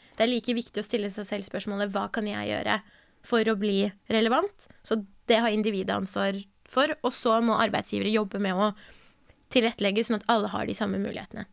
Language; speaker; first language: Norwegian; early bilingual, other home language; Persian